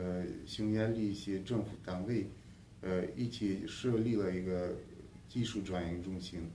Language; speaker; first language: Chinese; non-native, fluent; Hungarian